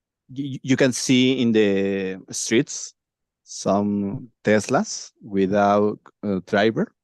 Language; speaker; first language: English; non-native, learner; Spanish